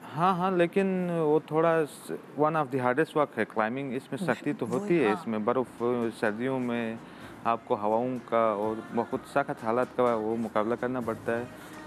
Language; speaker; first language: Urdu; native; Urdu